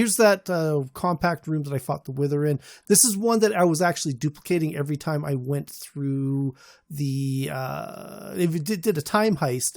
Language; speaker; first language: English; native; English